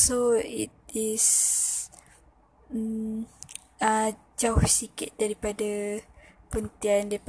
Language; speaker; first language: English; non-native, local second language; Malay